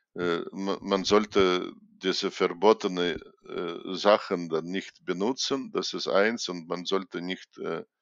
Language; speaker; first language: German; non-native, fluent; Russian